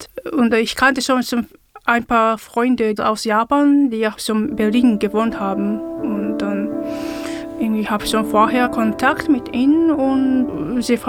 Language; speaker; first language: German; non-native, fluent; Japanese